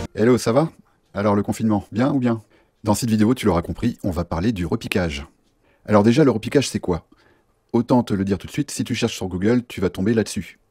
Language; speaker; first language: French; native; French